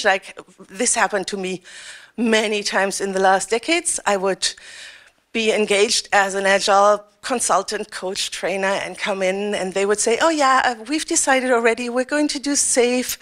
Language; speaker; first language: English; non-native, fluent; German